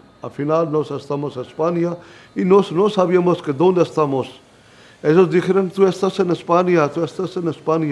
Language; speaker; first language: Spanish; non-native, learner; Punjabi